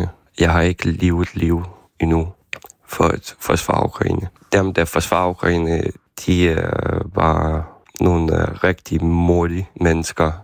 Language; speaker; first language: Danish; early bilingual, other home language; Ukrainian